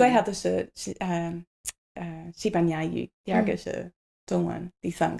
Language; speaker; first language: Chinese; non-native, learner; English